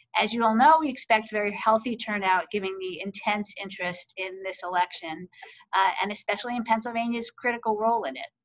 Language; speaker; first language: English; native; English